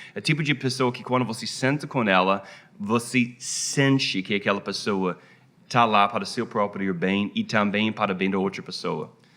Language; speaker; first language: Portuguese; non-native, fluent; English